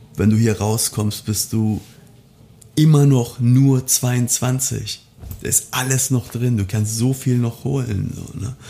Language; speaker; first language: German; early bilingual, other home language; Persian